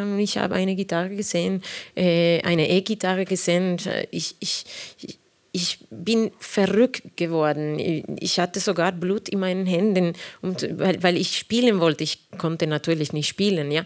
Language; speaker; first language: German; non-native, fluent; Spanish